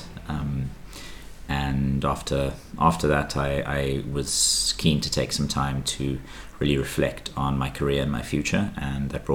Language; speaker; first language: English; native; English